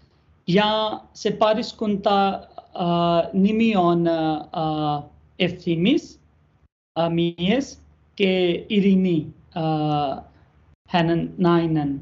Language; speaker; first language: Finnish; non-native, learner; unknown